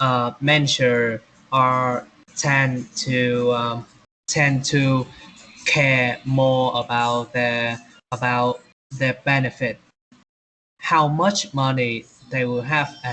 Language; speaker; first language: English; non-native, learner; Vietnamese